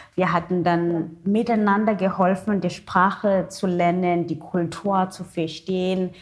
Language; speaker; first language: German; non-native, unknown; Xhosa